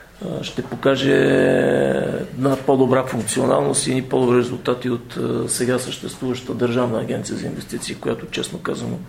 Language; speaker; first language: Bulgarian; native; Bulgarian